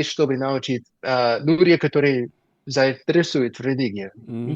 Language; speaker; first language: Russian; non-native, learner; English